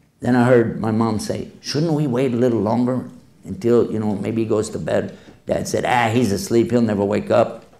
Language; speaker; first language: English; native; English